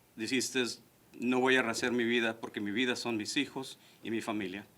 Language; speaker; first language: Spanish; early bilingual, heritage; Spanish